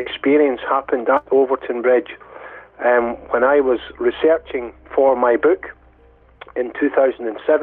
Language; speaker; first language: English; native; English